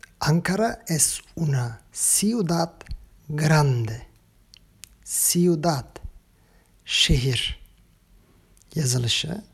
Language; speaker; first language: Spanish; non-native, learner; Turkish